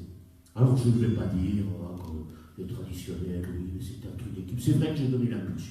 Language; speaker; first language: French; native; French